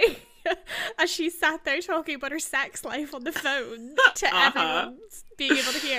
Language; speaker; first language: English; native; English